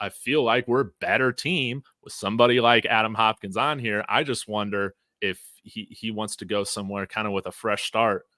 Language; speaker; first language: English; native; English